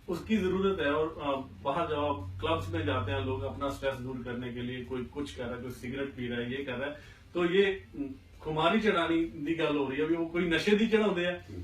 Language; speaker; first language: Hindi; non-native, local second language; Punjabi